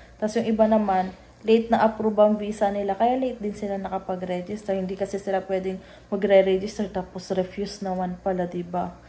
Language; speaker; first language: Filipino; native; Filipino